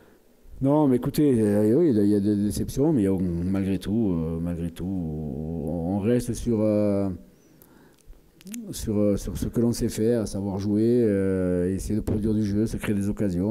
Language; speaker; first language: French; native; French